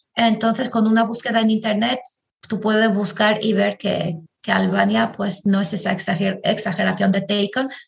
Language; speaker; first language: Spanish; non-native, fluent; Albanian